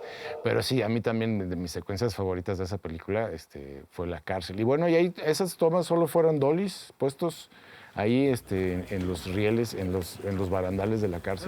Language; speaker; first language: Spanish; native; Spanish